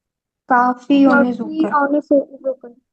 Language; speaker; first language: German; non-native, learner; Hindi